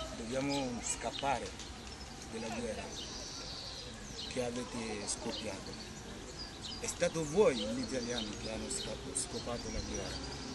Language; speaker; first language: Italian; non-native, learner; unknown